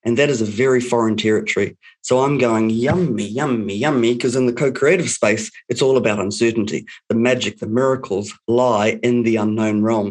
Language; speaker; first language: English; native; English